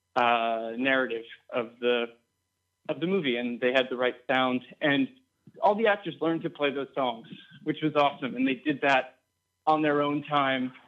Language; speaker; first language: English; native; English